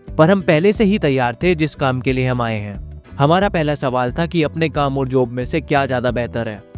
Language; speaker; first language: Hindi; native; Hindi